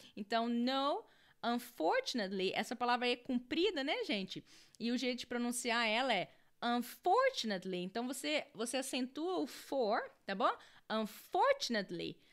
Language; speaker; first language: Portuguese; native; Portuguese